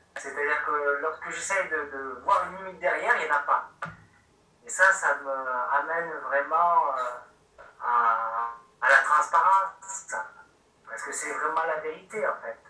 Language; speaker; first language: French; native; French